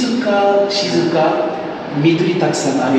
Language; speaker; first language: Japanese; non-native, learner; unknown